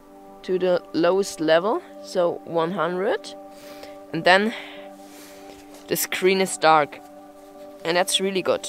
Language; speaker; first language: English; non-native, fluent; German